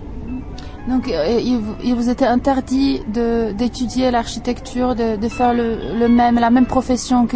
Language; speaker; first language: French; non-native, fluent; Czech